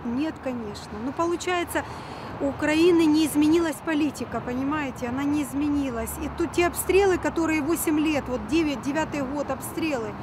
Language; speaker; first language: Russian; native; Russian